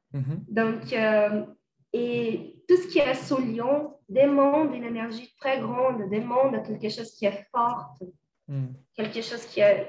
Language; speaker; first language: French; non-native, fluent; Portuguese